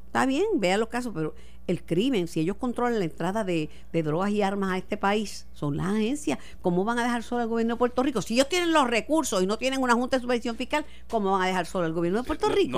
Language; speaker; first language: Spanish; native; Spanish